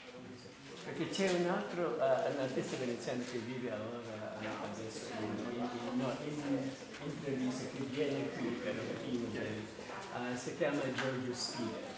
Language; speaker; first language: Italian; non-native, learner; English